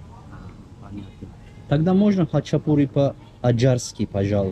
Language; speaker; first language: Russian; non-native, learner; Turkish